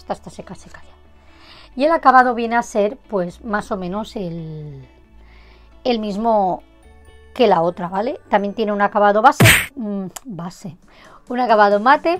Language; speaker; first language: Spanish; native; Spanish